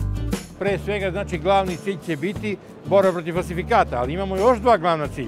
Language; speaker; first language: Serbian; native; Serbian